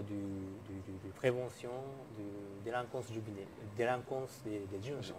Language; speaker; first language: French; non-native, fluent; Japanese